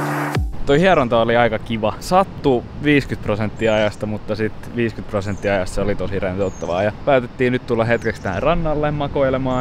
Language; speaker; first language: Finnish; native; Finnish